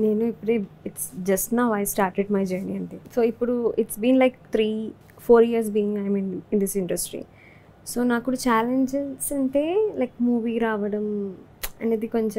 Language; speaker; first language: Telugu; non-native, learner; Malayalam